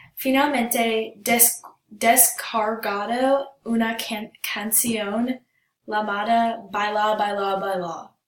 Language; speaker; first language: Spanish; non-native, learner; English